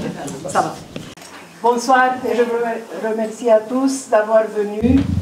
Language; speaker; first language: French; non-native, fluent; Romanian